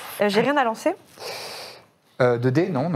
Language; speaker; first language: French; native; French